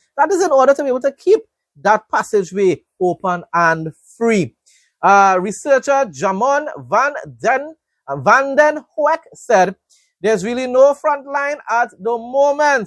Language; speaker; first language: English; native; English